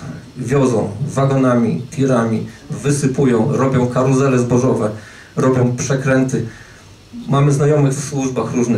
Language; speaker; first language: Polish; native; Polish